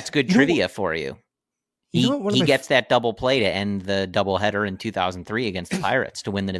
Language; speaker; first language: English; native; English